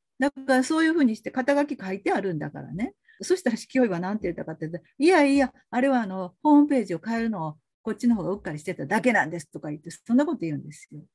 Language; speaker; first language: Japanese; native; Japanese